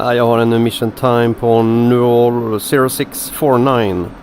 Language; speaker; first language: Swedish; native; Swedish